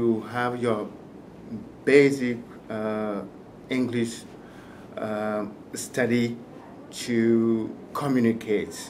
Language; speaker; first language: English; non-native, fluent; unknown